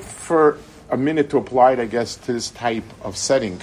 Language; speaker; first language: English; native; English